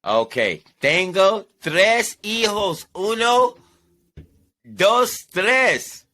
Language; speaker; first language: Spanish; non-native, learner; English